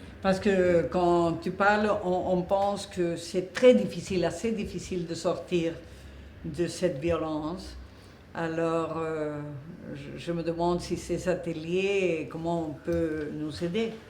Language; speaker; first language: French; non-native, fluent; Spanish